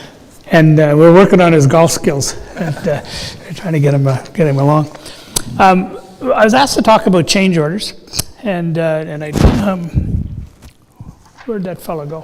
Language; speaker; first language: English; native; English